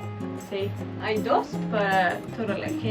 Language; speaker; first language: Spanish; non-native, learner; English